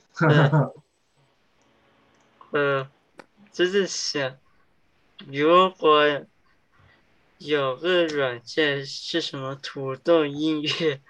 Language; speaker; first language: Chinese; early bilingual, heritage; English